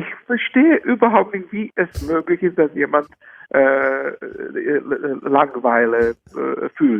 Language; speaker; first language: German; non-native, fluent; Czech